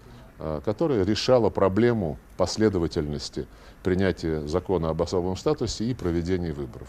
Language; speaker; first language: Russian; native; Russian